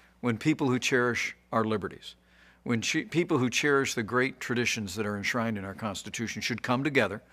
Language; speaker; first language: English; native; English